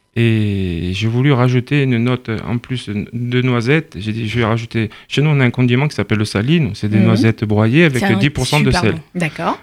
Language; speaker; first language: French; native; French